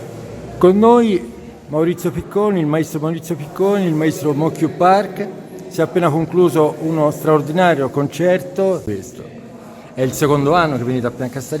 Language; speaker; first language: Italian; native; Italian